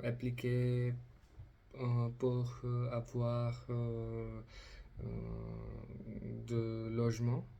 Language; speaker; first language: French; non-native, learner; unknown